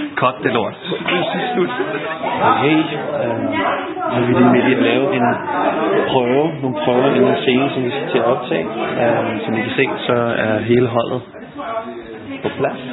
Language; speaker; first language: Danish; native; Danish